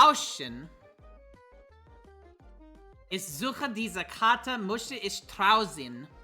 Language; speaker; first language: German; non-native, learner; English